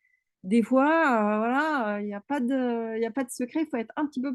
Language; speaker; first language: French; native; French